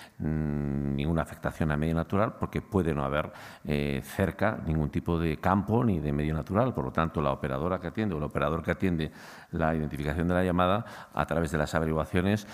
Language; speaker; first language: Spanish; native; Spanish